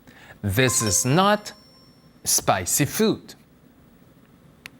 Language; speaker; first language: English; non-native, fluent; Korean